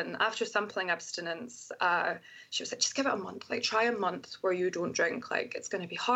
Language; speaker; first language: English; native; English